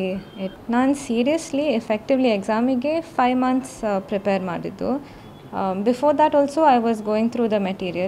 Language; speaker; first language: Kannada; non-native, local second language; Konkani